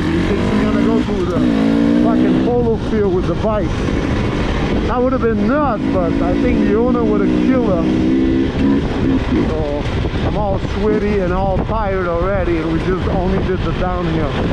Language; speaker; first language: English; non-native, local second language; French